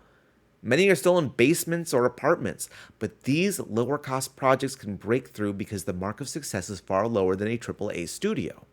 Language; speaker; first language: English; native; English